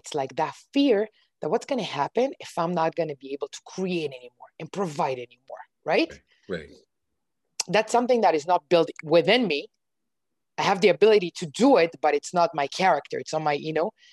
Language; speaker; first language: English; non-native, fluent; Hebrew